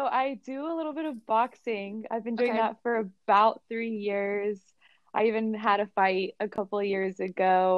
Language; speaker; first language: English; native; English